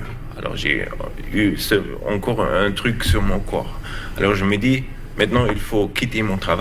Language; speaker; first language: French; non-native, learner; German